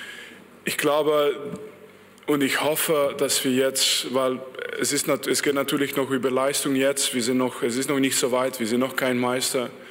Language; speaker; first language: German; non-native, fluent; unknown